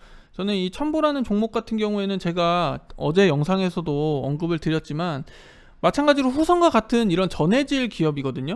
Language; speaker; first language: Korean; native; Korean